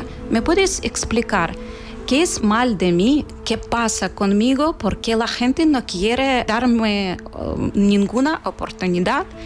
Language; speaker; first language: Spanish; non-native, local second language; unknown